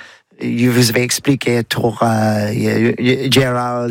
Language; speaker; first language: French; non-native, learner; English